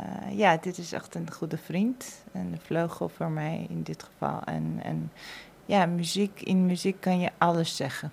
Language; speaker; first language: Dutch; non-native, fluent; Georgian